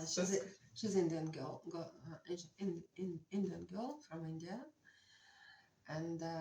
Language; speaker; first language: English; non-native, learner; Russian